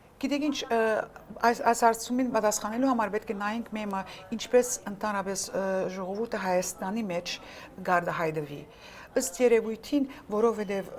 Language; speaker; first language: Armenian; early bilingual, heritage; Armenian